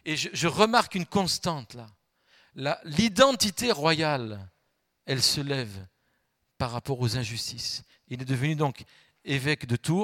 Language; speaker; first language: French; native; French